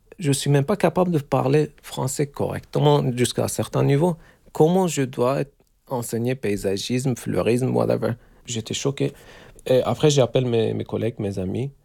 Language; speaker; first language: French; non-native, learner; Turkish